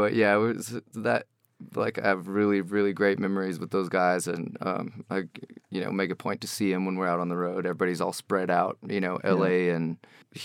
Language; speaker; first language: English; native; English